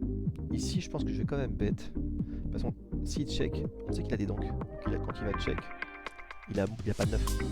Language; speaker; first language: French; native; French